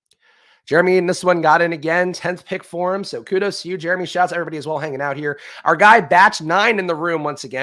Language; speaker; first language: English; native; English